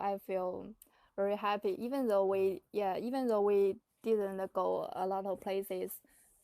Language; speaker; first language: English; non-native, learner; Chinese